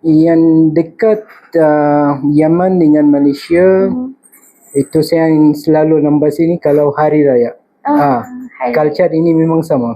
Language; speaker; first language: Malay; non-native, fluent; Arabic